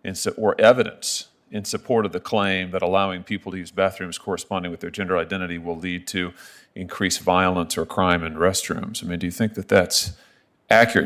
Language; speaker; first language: English; native; English